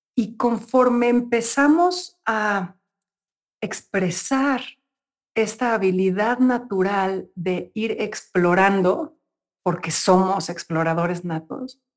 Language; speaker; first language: Spanish; native; Spanish